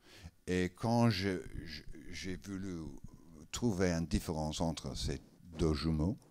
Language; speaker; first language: French; non-native, learner; English